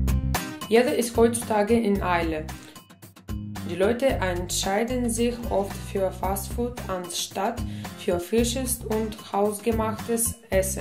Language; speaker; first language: German; non-native, learner; Bulgarian